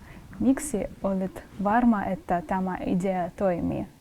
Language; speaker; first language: Finnish; non-native, fluent; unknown